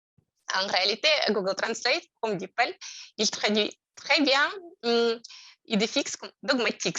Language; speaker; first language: French; non-native, fluent; Russian